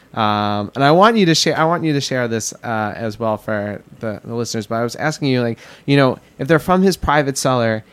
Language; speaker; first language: English; native; English